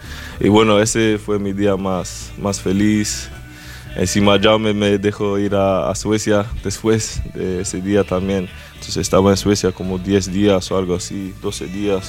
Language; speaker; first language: Spanish; non-native, fluent; Swedish